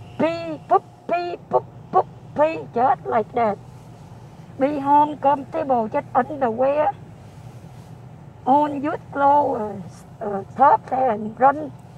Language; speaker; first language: English; non-native, learner; Vietnamese